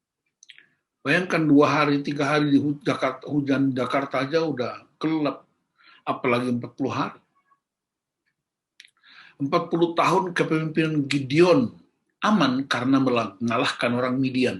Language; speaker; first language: Indonesian; native; Indonesian